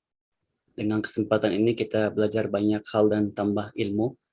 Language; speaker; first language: Indonesian; non-native, learner; Turkish